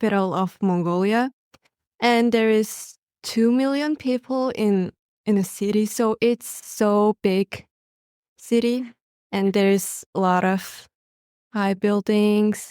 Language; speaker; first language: English; non-native, learner; Mongolian